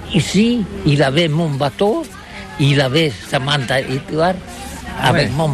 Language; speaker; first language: French; non-native, learner; Catalan